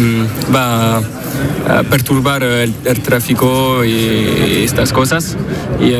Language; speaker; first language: Spanish; non-native, learner; French